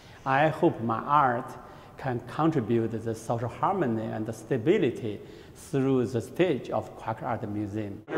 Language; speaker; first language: English; non-native, learner; Chinese